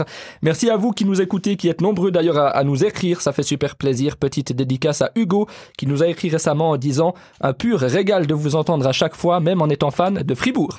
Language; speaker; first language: French; native; French